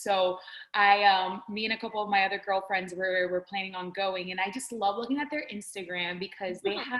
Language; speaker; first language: English; native; English